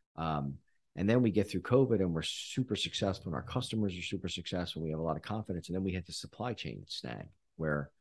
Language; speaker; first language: English; native; English